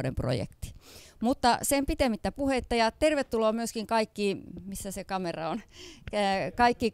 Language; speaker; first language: Finnish; native; Finnish